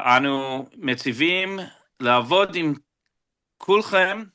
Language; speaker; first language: Hebrew; early bilingual, heritage; Hebrew